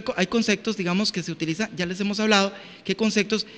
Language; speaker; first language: Spanish; native; Spanish